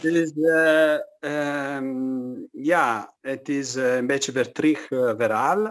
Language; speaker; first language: Dutch; non-native, fluent; Italian